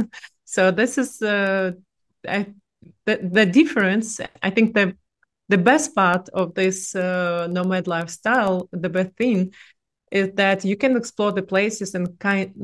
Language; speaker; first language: English; non-native, fluent; Russian